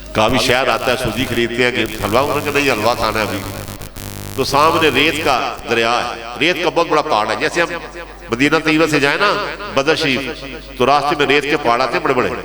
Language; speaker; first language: Urdu; non-native, local second language; Punjabi